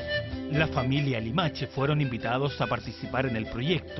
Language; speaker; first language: Spanish; native; Spanish